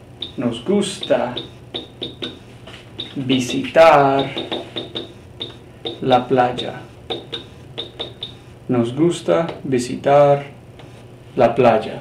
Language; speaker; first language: Spanish; non-native, fluent; English